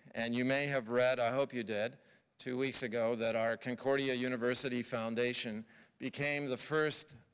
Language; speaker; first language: English; native; English